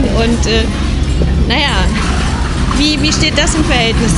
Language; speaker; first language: German; native; German